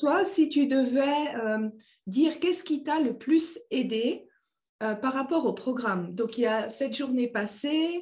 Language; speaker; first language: French; native; French